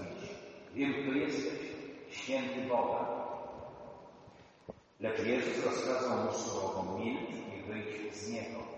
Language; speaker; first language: Polish; native; Polish